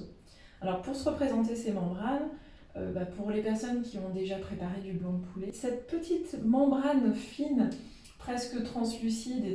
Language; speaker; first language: French; native; French